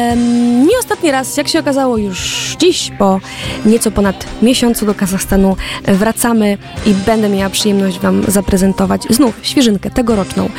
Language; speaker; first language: Polish; native; Polish